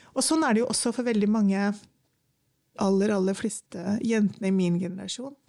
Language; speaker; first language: Norwegian; early bilingual, other home language; Urdu